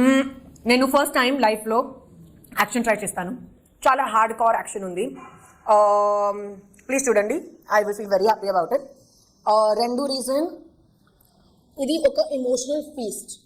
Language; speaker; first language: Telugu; non-native, learner; Hindi